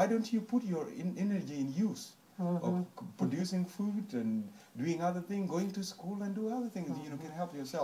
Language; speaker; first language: English; non-native, fluent; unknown